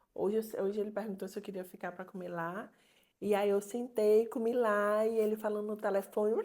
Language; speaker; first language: Portuguese; native; Portuguese